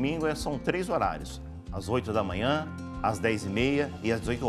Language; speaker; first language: Portuguese; native; Portuguese